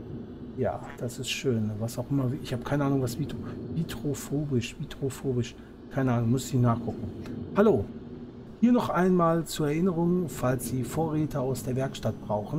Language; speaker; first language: German; native; German